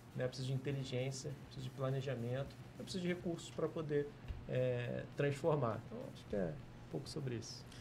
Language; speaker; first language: Portuguese; native; Portuguese